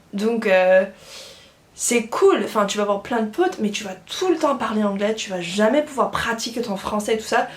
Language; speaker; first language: French; non-native, fluent; English